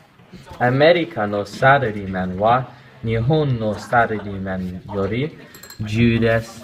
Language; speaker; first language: Japanese; non-native, learner; English